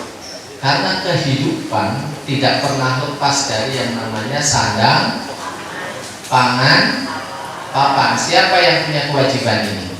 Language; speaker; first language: Indonesian; non-native, local second language; Javanese